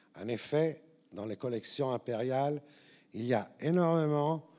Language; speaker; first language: French; native; French